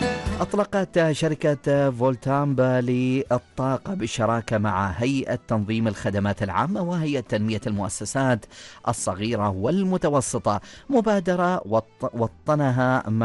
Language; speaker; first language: Arabic; native; Arabic